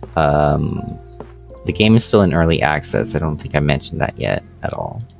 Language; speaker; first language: English; native; English